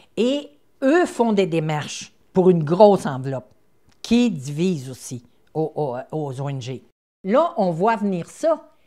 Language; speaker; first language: French; native; French